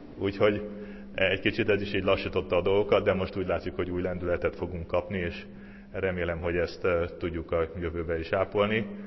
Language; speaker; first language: Hungarian; native; Hungarian